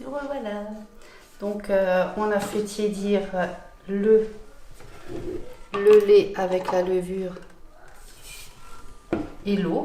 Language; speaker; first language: French; native; French